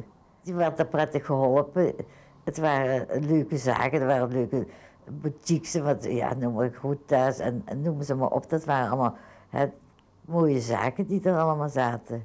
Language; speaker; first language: Dutch; native; Dutch